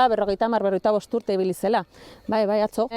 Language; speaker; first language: Basque; native; Basque